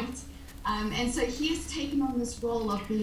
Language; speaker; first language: English; native; English